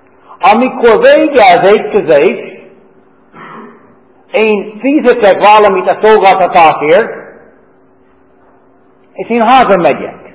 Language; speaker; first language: Hungarian; non-native, fluent; English